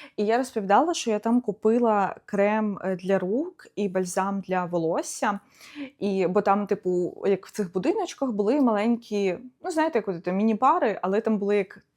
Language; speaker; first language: Ukrainian; non-native, local second language; Russian